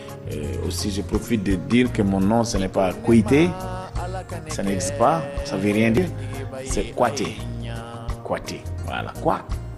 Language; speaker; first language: French; non-native, local second language; Bambara